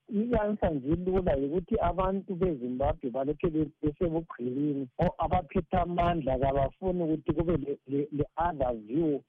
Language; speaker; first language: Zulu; non-native, local second language; Shona